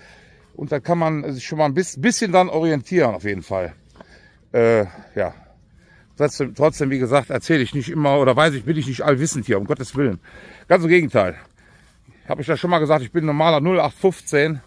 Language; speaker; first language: German; native; German